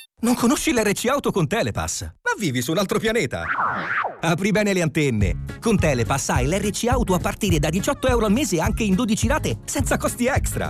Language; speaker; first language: Italian; native; Italian